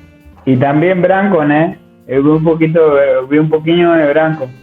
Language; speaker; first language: Portuguese; non-native, learner; Spanish